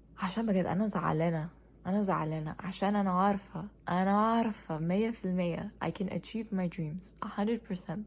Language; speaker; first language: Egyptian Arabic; non-native, learner; English